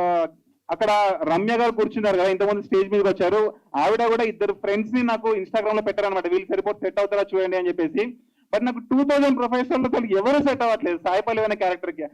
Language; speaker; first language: Telugu; native; Telugu